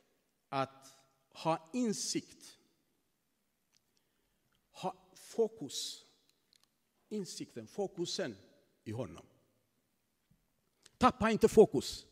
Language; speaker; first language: Swedish; non-native, fluent; Tigrinya